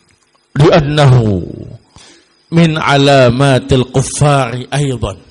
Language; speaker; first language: Arabic; non-native, fluent; Indonesian